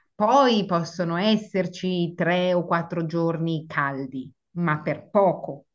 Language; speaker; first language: Italian; native; Italian